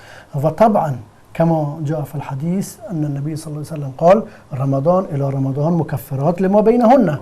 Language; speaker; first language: Arabic; non-native, fluent; Persian